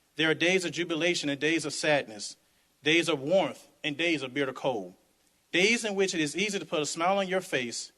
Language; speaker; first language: English; native; English